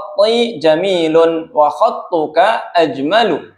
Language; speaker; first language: Arabic; non-native, fluent; Indonesian